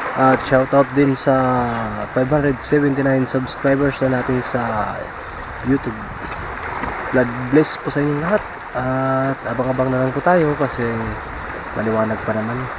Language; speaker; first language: Filipino; native; Filipino